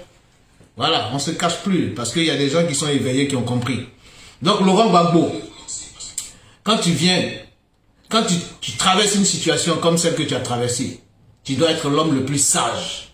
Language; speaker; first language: French; native; French